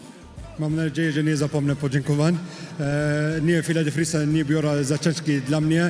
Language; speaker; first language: Polish; non-native, learner; French